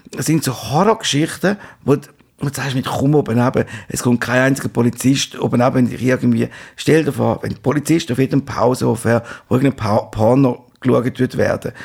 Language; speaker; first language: German; native; German